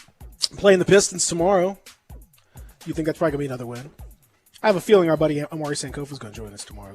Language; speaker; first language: English; native; English